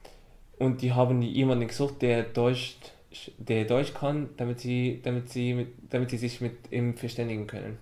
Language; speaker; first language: German; non-native, fluent; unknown